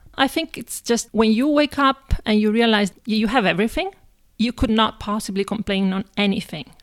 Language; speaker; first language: English; non-native, fluent; Italian